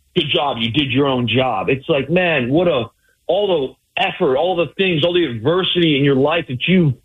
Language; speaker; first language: English; native; English